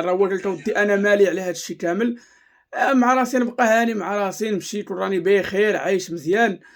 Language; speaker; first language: Arabic; native; Arabic